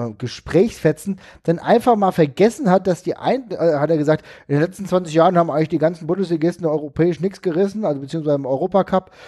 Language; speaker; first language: German; native; German